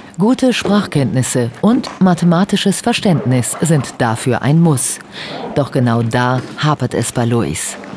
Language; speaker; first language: German; native; German